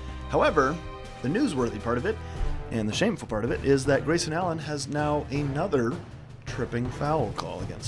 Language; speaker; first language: English; native; English